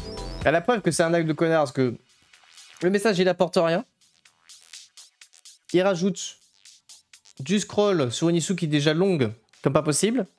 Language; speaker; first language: French; native; French